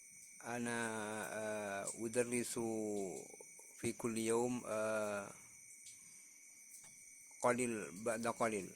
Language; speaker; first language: Arabic; non-native, learner; Indonesian